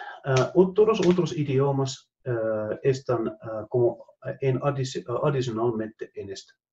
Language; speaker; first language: Spanish; non-native, fluent; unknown